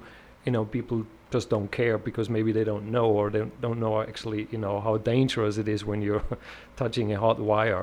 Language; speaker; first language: English; non-native, fluent; German